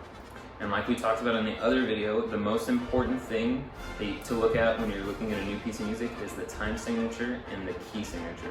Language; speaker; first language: English; native; English